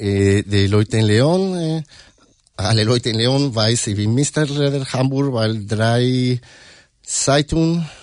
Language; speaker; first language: German; non-native, learner; Spanish